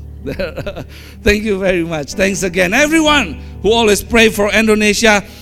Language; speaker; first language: English; non-native, fluent; Indonesian